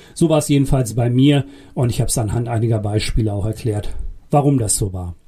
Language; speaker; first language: German; early bilingual, other home language; Bosnian